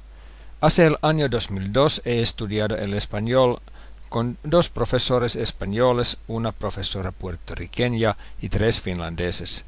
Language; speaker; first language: Spanish; non-native, fluent; Finnish